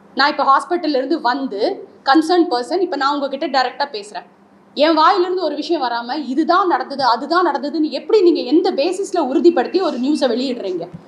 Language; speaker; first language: Tamil; native; Tamil